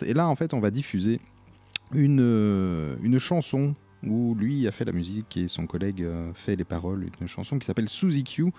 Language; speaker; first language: French; native; French